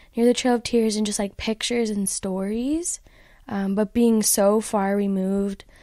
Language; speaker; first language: English; native; English